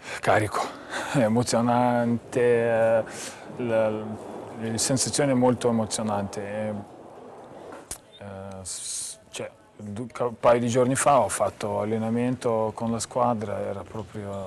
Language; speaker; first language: Italian; non-native, learner; Lithuanian